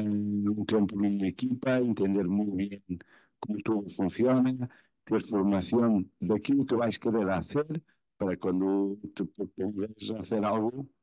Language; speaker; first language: Spanish; non-native, fluent; Portuguese